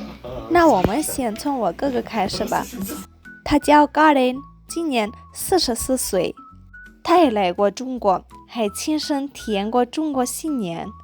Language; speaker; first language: Chinese; non-native, fluent; Armenian